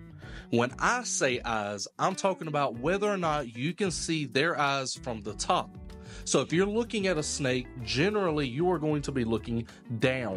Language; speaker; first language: English; native; English